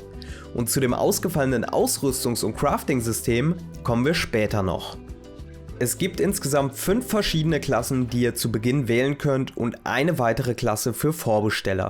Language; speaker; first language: German; native; German